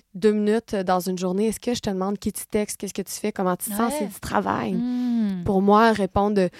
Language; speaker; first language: French; native; French